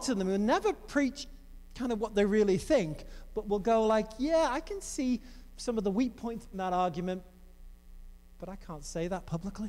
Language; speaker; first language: English; native; English